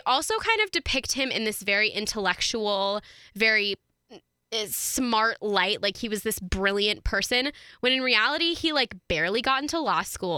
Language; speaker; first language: English; native; English